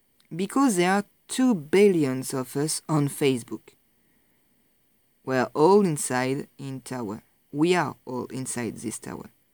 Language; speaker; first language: English; non-native, fluent; French